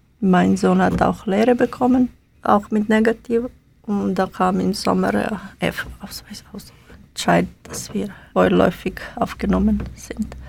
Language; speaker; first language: German; non-native, learner; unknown